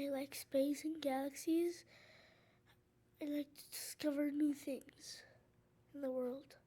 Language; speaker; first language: English; early bilingual, other home language; Arabic